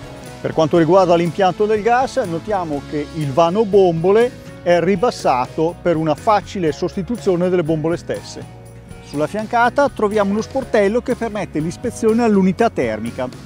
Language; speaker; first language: Italian; native; Italian